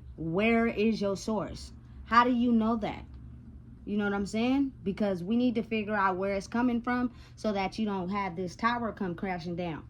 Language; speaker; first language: English; native; English